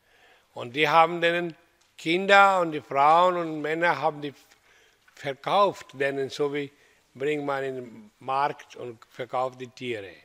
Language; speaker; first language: German; non-native, fluent; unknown